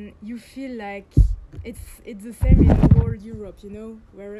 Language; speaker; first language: English; non-native, learner; French